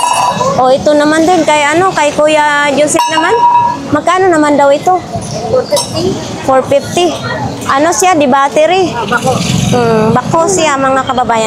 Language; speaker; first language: Filipino; native; Filipino